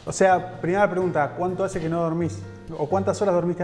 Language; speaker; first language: Spanish; native; Spanish